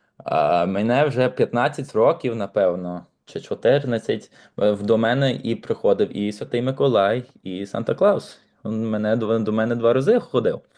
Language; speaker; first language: Ukrainian; native; Ukrainian